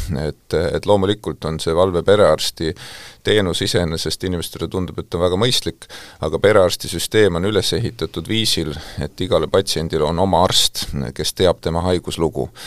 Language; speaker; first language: Estonian; non-native, local second language; Russian